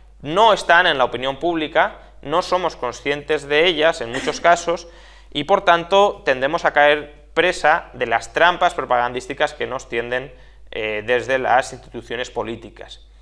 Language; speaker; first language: Spanish; native; Spanish